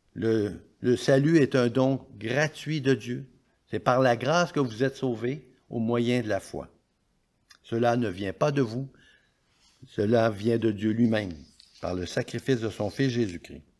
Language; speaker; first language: French; native; French